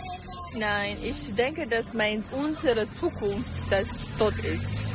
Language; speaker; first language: German; non-native, learner; Romanian